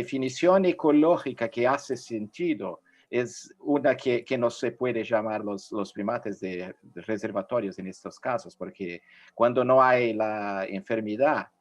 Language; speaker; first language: Spanish; non-native, fluent; Portuguese